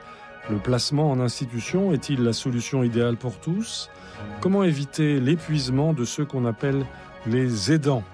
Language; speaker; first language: French; native; French